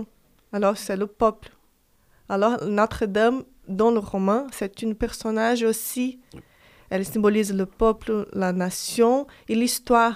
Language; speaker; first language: French; non-native, fluent; Portuguese